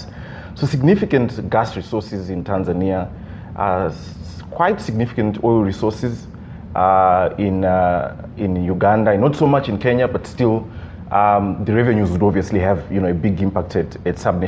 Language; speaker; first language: English; non-native, local second language; Shona